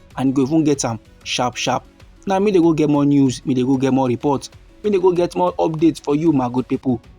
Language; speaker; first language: Nigerian Pidgin; native; Nigerian Pidgin